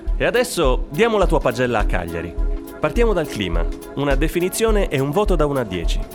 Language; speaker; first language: Italian; native; Italian